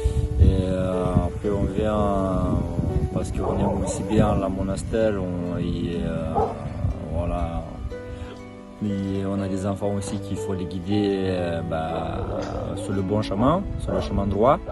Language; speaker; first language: French; non-native, fluent; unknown